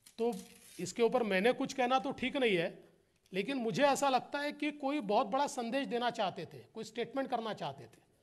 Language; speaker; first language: Hindi; non-native, local second language; Marathi